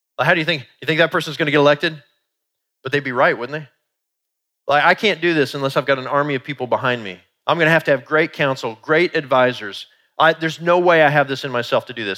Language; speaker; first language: English; native; English